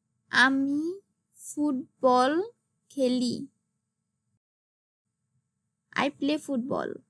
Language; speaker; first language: English; non-native, local second language; Bangla